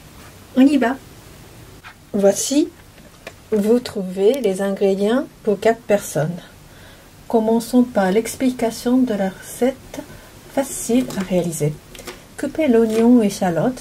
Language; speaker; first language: French; non-native, fluent; Japanese